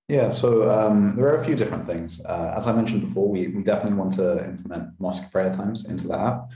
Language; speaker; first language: English; native; English